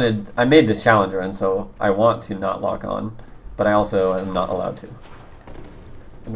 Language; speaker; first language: English; native; English